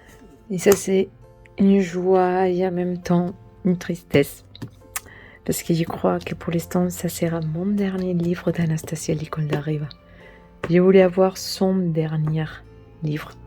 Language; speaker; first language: French; non-native, learner; Spanish